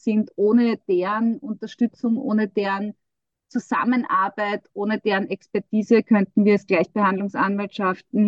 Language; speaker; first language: German; native; German